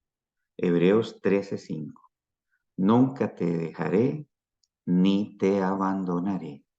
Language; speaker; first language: Spanish; native; Spanish